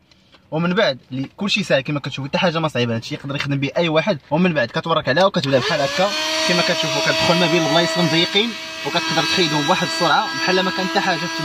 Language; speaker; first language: Arabic; native; Arabic